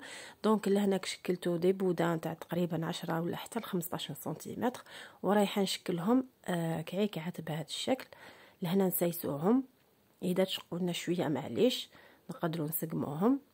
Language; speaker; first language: Arabic; native; Arabic